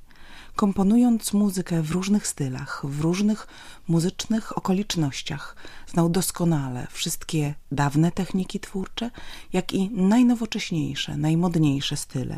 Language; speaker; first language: Polish; native; Polish